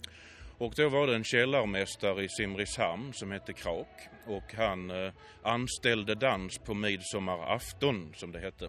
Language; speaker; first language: Swedish; native; Swedish